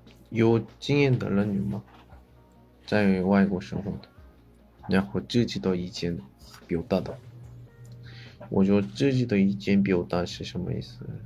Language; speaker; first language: Chinese; non-native, learner; Korean